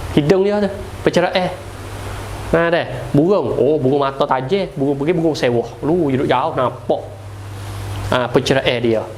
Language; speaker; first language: Malay; native; Malay